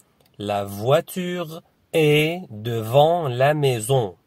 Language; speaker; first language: French; non-native, fluent; Arabic